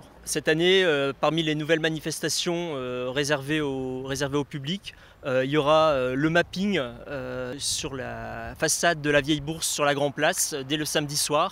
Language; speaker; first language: French; native; French